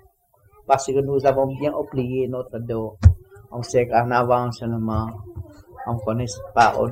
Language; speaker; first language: French; non-native, learner; Vietnamese